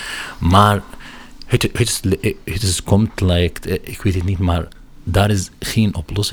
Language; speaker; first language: Dutch; non-native, learner; Arabic